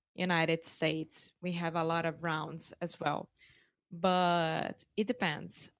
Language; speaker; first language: English; non-native, fluent; Portuguese